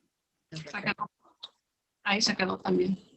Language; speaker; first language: Spanish; native; Spanish